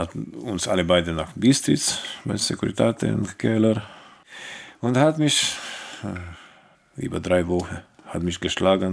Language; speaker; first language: German; non-native, fluent; Romanian